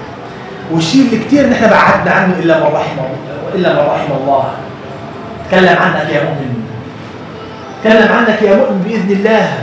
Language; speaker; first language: Arabic; native; Arabic